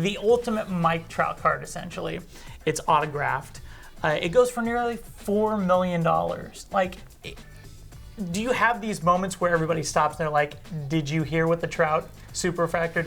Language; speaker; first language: English; native; English